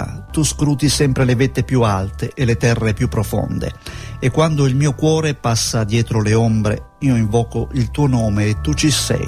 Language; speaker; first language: Italian; native; Italian